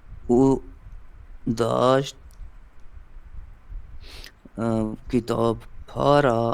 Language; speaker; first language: Persian; non-native, learner; Urdu